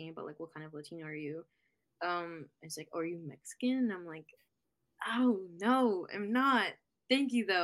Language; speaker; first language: English; native; English